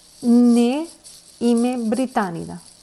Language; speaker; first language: Greek; non-native, learner; English